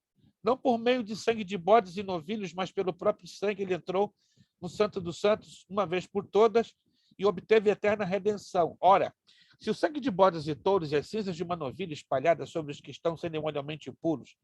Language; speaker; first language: Portuguese; native; Portuguese